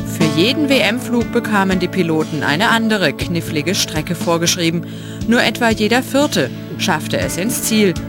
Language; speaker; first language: German; native; German